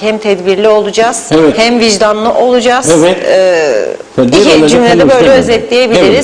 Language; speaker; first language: Turkish; native; Turkish